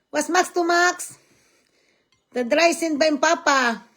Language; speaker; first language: German; non-native, learner; Cebuano